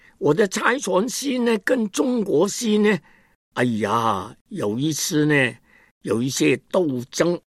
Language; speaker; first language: Chinese; non-native, local second language; Cantonese